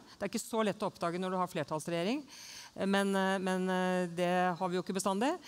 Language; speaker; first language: Norwegian; native; Norwegian